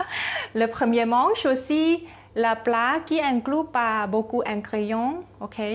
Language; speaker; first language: French; non-native, learner; Thai